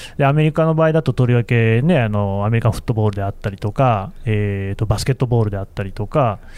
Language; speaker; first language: Japanese; native; Japanese